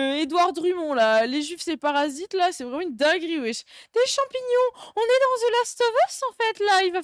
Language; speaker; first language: French; native; French